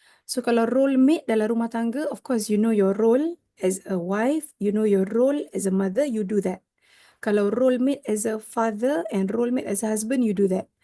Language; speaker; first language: English; non-native, local second language; Malay